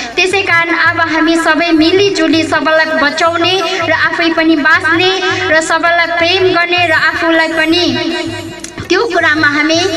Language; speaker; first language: Nepali; non-native, local second language; Limbu